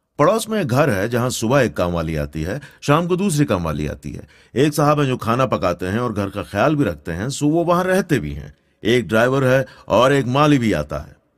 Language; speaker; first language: Hindi; non-native, local second language; Gujarati